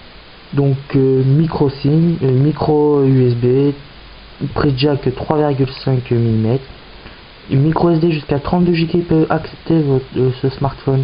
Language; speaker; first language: French; native; French